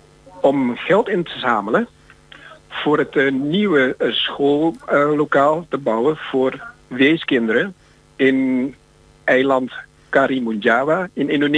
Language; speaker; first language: Dutch; non-native, fluent; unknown